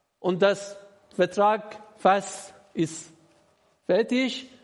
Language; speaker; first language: German; non-native, learner; Persian